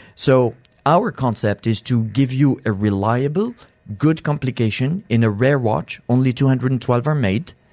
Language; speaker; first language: English; non-native, fluent; French